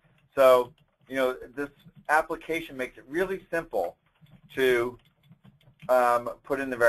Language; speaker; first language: English; native; English